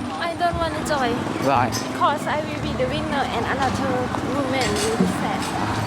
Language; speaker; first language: English; non-native, learner; Thai